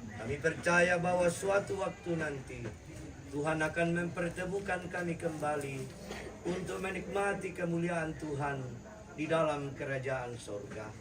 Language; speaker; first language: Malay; non-native, local second language; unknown